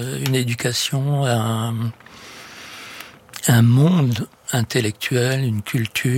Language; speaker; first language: French; native; French